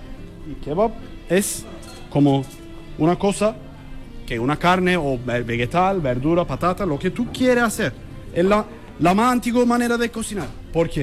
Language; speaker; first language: Spanish; non-native, learner; Turkish